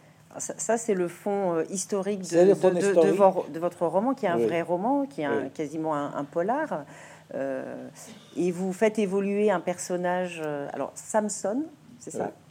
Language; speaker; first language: French; native; French